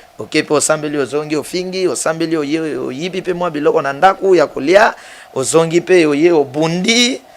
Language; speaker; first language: Lingala; native; Lingala